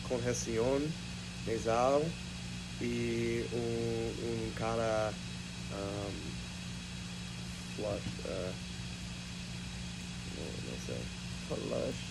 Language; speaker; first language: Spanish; non-native, learner; English